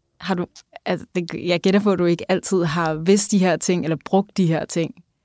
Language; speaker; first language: Danish; native; Danish